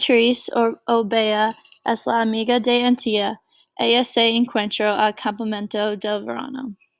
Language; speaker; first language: Spanish; non-native, learner; English